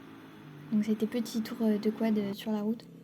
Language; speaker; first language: French; native; French